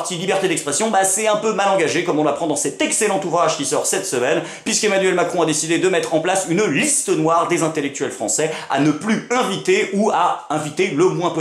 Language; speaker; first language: French; native; French